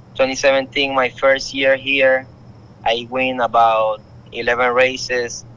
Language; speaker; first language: English; non-native, learner; Spanish